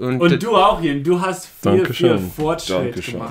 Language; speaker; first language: German; non-native, learner; English